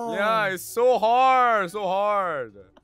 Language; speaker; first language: English; non-native, learner; Korean